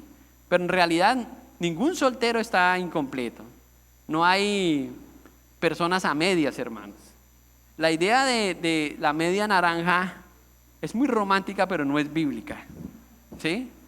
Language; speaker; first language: Spanish; native; Spanish